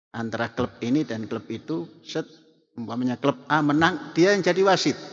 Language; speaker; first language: Indonesian; non-native, local second language; Javanese